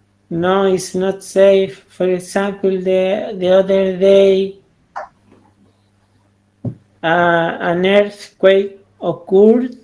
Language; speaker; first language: English; non-native, learner; Spanish